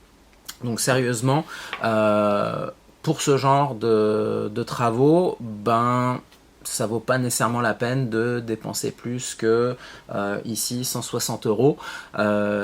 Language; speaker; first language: French; native; French